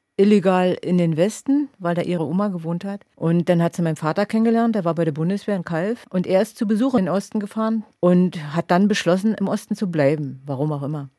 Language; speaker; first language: German; native; German